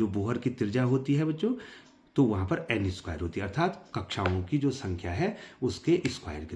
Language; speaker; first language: Hindi; native; Hindi